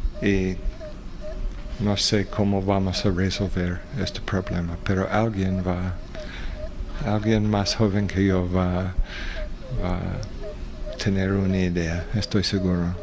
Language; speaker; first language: Spanish; non-native, fluent; English